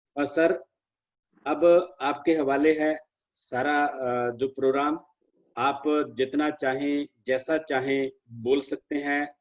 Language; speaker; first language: Hindi; non-native, local second language; Punjabi